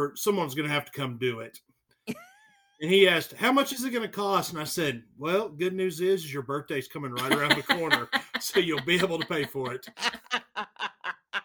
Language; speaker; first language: English; native; English